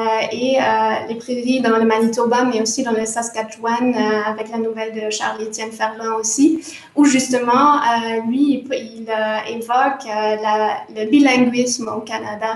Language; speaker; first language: French; non-native, fluent; German